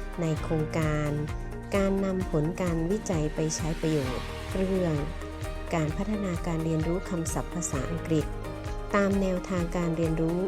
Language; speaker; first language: Thai; native; Thai